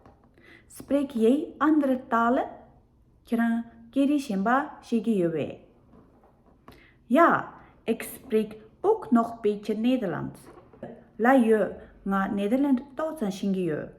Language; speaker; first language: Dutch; non-native, learner; Tibetan